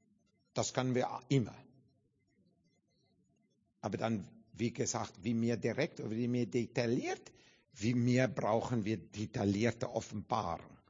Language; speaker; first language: German; non-native, learner; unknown